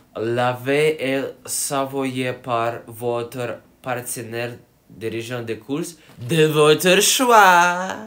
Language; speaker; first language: French; non-native, learner; English